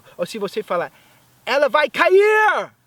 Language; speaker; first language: Portuguese; non-native, fluent; English